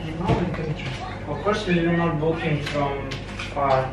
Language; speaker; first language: English; non-native, learner; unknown